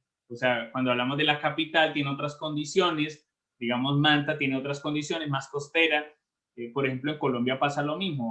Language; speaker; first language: Spanish; native; Spanish